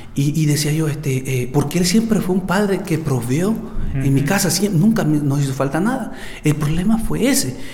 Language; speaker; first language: Spanish; native; Spanish